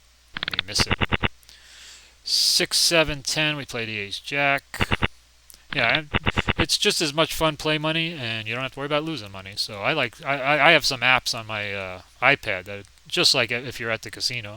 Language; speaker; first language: English; native; English